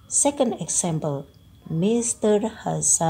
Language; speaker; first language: English; non-native, fluent; Indonesian